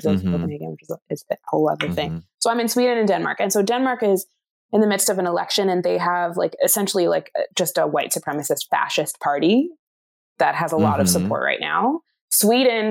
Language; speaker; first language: English; native; English